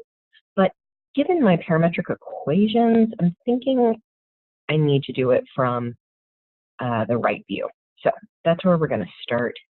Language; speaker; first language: English; native; English